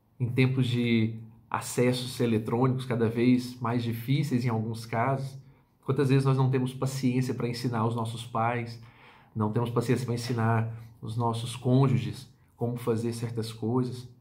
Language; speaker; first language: Portuguese; native; Portuguese